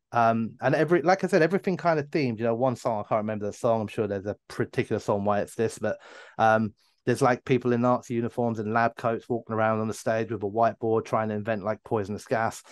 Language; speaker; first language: English; native; English